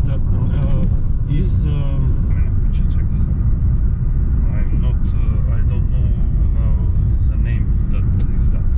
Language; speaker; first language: English; non-native, learner; Serbian